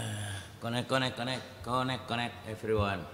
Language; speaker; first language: English; non-native, learner; Indonesian